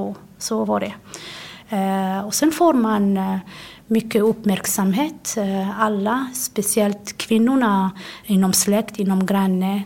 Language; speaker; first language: Swedish; non-native, fluent; Somali